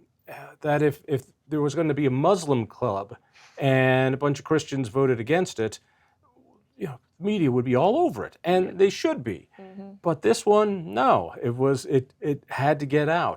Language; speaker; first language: English; native; English